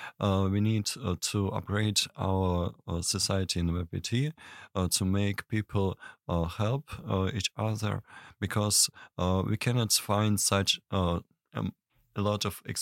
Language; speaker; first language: English; non-native, learner; Russian